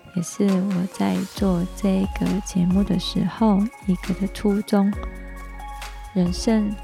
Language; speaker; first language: Chinese; non-native, local second language; Cantonese